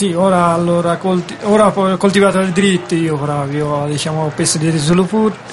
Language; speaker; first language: Italian; non-native, learner; Bangla